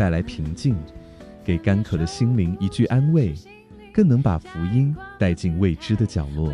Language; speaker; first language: Chinese; native; Chinese